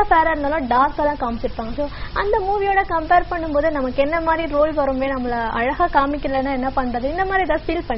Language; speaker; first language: Tamil; native; Tamil